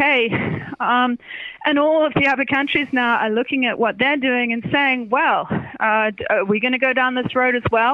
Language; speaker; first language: English; native; English